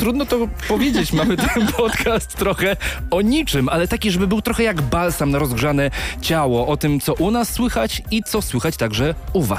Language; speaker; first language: Polish; native; Polish